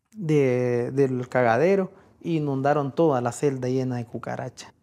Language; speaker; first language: Spanish; native; Spanish